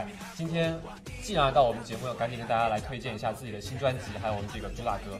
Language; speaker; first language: Chinese; native; Chinese